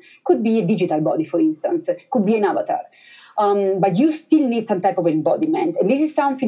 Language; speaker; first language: English; non-native, fluent; Italian